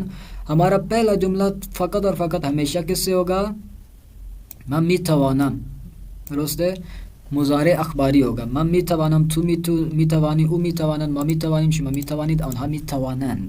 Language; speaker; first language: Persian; non-native, fluent; Urdu